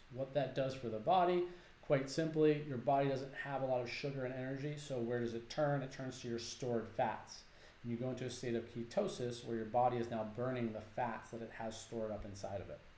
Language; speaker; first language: English; native; English